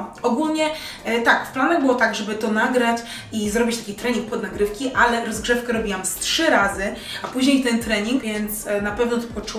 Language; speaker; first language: Polish; native; Polish